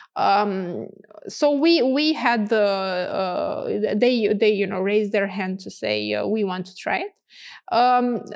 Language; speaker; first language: English; non-native, fluent; Romanian